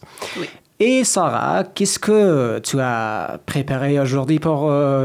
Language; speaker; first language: French; non-native, learner; Persian